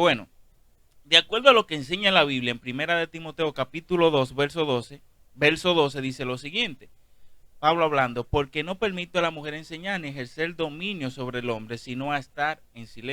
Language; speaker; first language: Spanish; native; Spanish